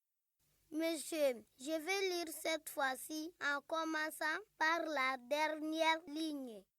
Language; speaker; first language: French; non-native, local second language; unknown